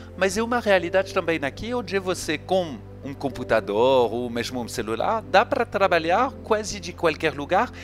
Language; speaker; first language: Portuguese; non-native, fluent; French